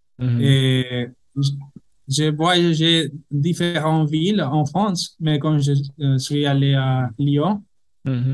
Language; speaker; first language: French; non-native, learner; Spanish